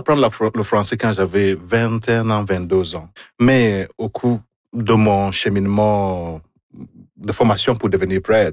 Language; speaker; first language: French; non-native, fluent; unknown